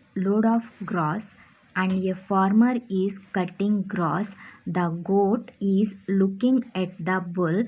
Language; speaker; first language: English; non-native, local second language; Kannada